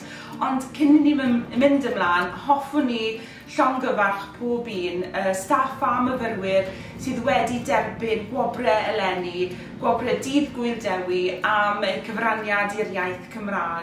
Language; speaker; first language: Welsh; native; Welsh